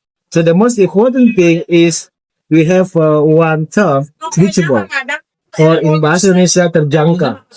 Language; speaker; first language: English; non-native, fluent; Indonesian